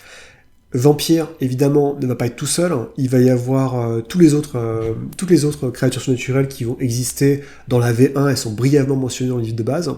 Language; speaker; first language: French; native; French